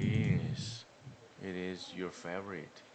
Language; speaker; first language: English; non-native, learner; Korean